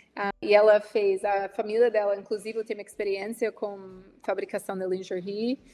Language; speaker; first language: Portuguese; non-native, fluent; English